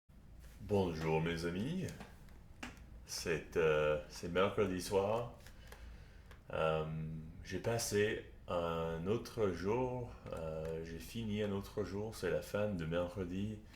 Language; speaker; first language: French; non-native, learner; English